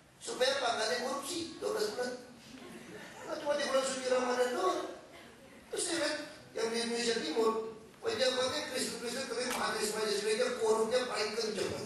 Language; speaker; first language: Indonesian; native; Indonesian